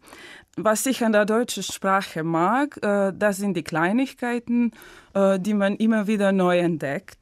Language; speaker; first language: German; non-native, fluent; Serbian